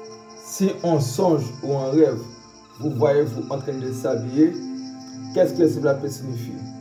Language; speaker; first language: French; non-native, local second language; Haitian Creole